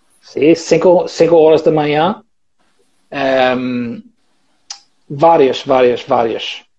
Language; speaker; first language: Portuguese; non-native, learner; English